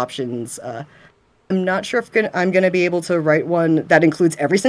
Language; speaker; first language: English; native; English